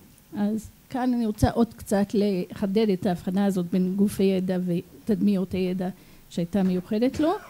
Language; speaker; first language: Hebrew; native; Hebrew